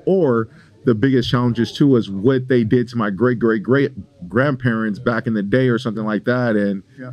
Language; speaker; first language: English; native; English